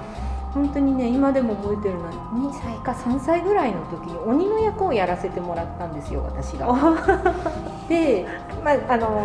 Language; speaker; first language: Japanese; native; Japanese